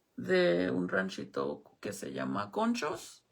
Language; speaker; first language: Spanish; early bilingual, heritage; Spanish